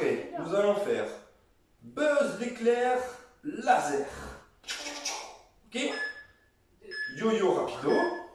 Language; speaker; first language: French; native; French